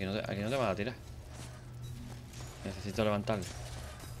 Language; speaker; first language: Spanish; native; Spanish